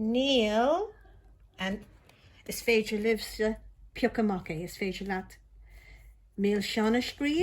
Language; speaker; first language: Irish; non-native, local second language; English